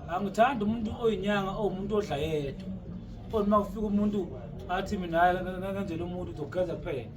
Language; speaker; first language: Zulu; native; Zulu